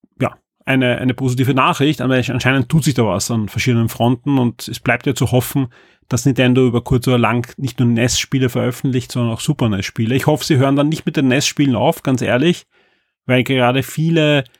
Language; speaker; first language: German; native; German